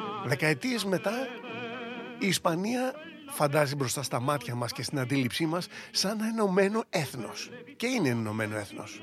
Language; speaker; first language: Greek; native; Greek